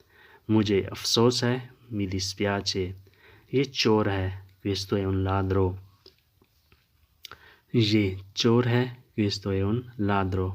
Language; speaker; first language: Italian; non-native, learner; Urdu